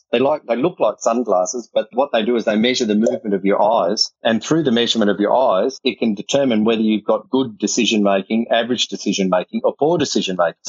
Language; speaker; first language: English; native; English